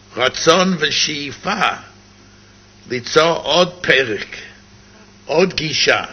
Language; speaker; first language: Hebrew; non-native, fluent; English